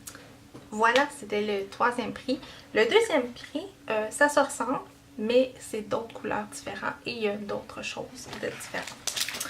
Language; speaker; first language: French; native; French